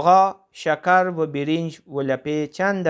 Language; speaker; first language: Persian; non-native, fluent; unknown